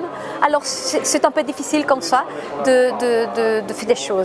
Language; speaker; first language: French; non-native, fluent; Spanish